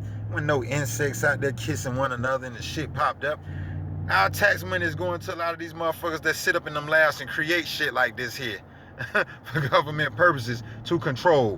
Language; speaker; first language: English; native; English